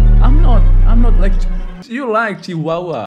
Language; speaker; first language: English; non-native, learner; Indonesian